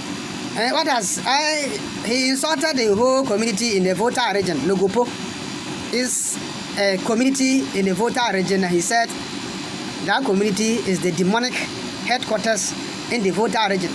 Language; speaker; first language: English; non-native, local second language; Akan